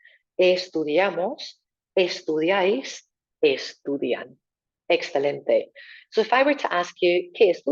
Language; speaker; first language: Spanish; non-native, fluent; English